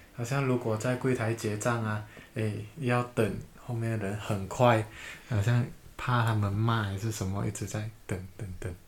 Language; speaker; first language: Chinese; native; Chinese